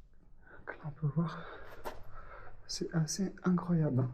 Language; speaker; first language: French; native; French